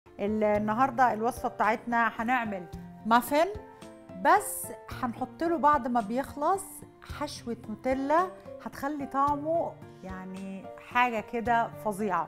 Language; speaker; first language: Arabic; native; Arabic